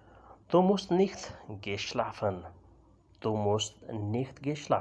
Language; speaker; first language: German; non-native, learner; Urdu